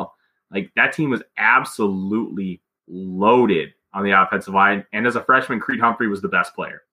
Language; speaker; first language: English; native; English